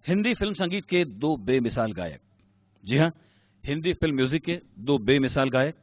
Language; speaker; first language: Hindi; non-native, local second language; Marathi